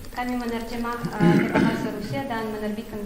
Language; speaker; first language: Indonesian; non-native, fluent; Russian